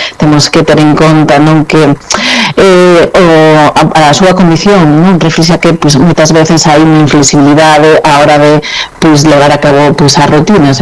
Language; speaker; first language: Galician; non-native, local second language; Spanish